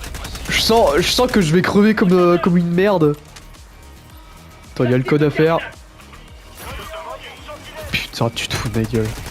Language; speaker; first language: French; native; French